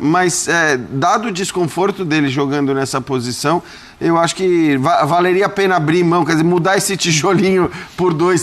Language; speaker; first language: Portuguese; native; Portuguese